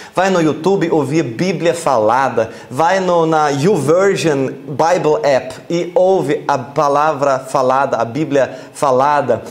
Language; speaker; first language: Portuguese; non-native, fluent; German